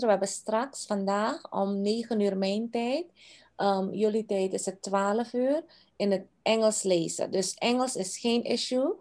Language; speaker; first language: Dutch; non-native, local second language; Caribbean Hindustani